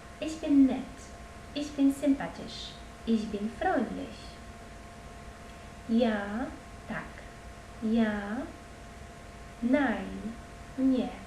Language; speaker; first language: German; non-native, learner; Polish